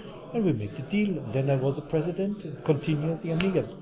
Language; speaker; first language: English; non-native, fluent; German